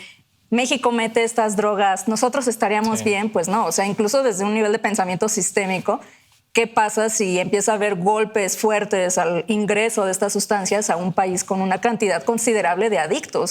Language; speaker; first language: Spanish; native; Spanish